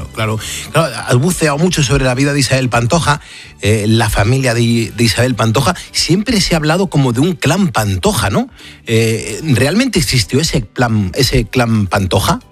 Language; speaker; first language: Spanish; native; Spanish